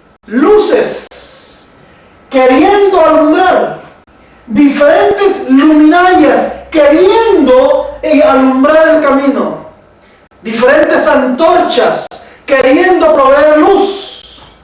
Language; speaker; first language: Spanish; native; Spanish